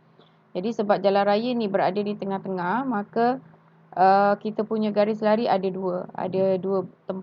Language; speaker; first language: Malay; native; Malay